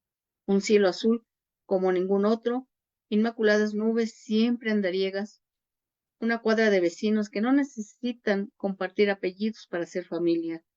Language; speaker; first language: Spanish; native; Spanish